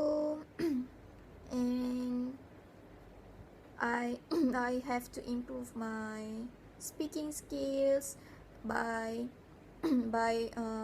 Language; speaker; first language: English; non-native, learner; Malay